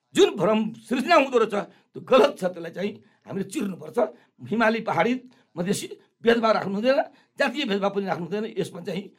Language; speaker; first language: Nepali; non-native, local second language; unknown